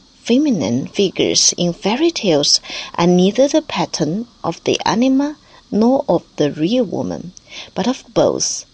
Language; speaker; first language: English; non-native, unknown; Chinese